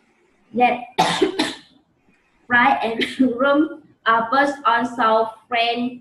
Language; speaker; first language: English; non-native, learner; Vietnamese